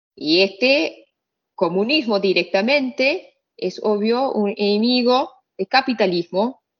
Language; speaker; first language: Spanish; non-native, fluent; Arabic